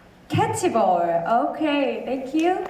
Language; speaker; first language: English; non-native, learner; Korean